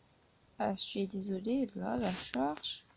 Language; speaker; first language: French; non-native, learner; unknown